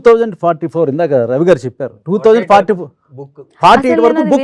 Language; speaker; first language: Telugu; native; Telugu